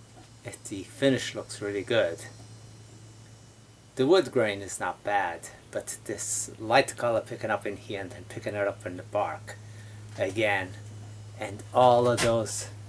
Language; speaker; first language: English; native; English